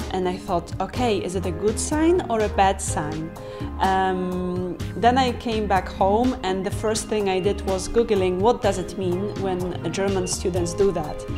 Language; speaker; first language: English; non-native, fluent; Polish